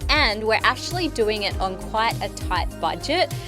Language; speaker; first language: English; native; English